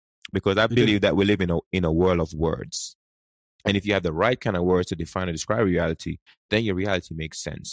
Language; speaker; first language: English; non-native, local second language; Jamaican Creole English